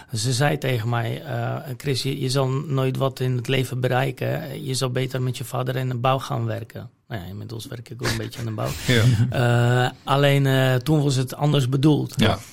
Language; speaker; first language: Dutch; non-native, fluent; Polish